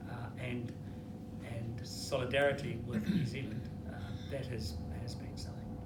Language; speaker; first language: English; native; English